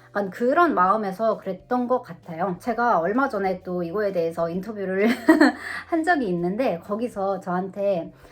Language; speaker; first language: Korean; non-native, fluent; Russian